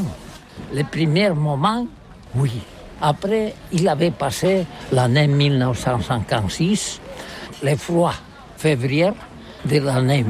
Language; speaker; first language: French; non-native, learner; Catalan